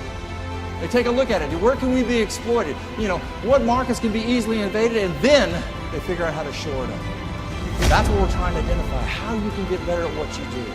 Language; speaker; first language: English; native; English